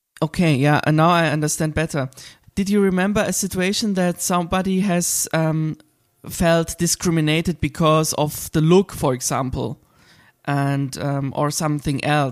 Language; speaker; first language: English; non-native, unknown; German